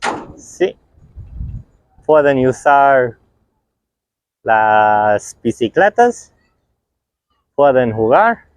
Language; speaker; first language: Spanish; non-native, fluent; English